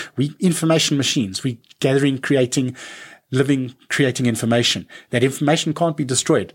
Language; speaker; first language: English; native; English